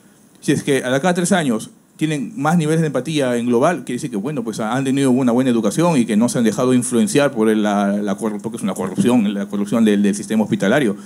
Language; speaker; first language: Spanish; native; Spanish